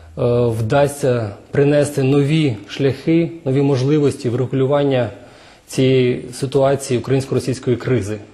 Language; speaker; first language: Ukrainian; native; Ukrainian